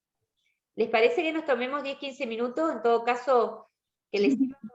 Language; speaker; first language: Spanish; native; Spanish